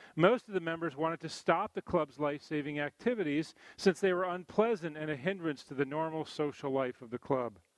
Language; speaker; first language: English; native; English